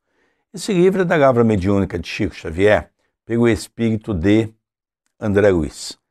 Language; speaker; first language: Portuguese; native; Portuguese